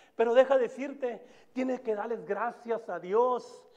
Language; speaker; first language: Spanish; native; Spanish